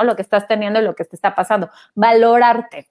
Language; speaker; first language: Spanish; native; Spanish